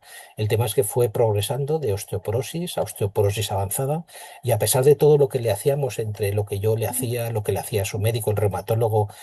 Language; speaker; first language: Spanish; native; Spanish